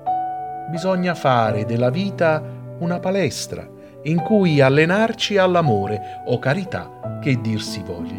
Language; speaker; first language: Italian; native; Italian